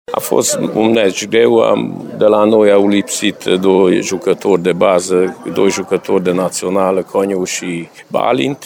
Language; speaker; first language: Romanian; non-native, local second language; Hungarian